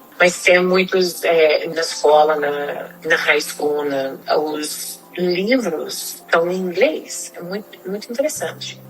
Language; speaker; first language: Portuguese; non-native, fluent; Spanish